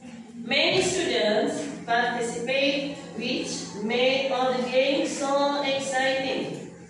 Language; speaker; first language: English; non-native, fluent; Indonesian